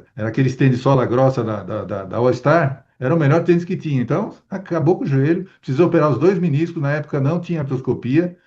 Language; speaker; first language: Portuguese; early bilingual, other home language; Spanish